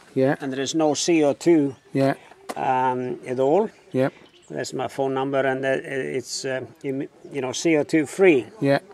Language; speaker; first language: English; non-native, fluent; Norwegian